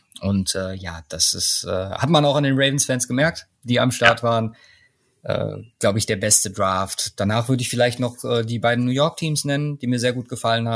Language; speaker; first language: German; native; German